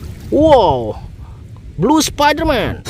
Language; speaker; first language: English; non-native, learner; Indonesian